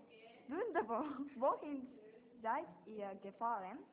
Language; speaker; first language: German; non-native, learner; Japanese